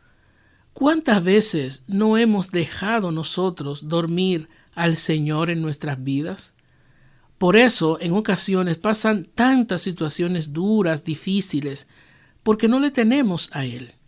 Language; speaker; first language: Spanish; native; Spanish